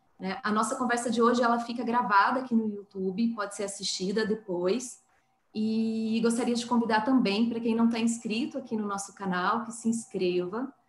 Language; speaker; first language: Portuguese; native; Portuguese